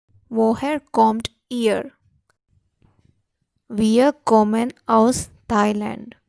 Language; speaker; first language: German; non-native, fluent; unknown